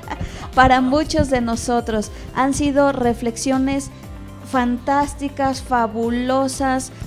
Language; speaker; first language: Spanish; native; Spanish